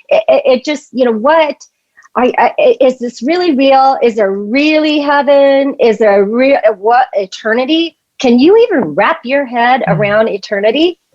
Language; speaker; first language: English; native; English